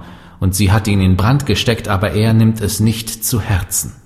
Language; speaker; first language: German; native; German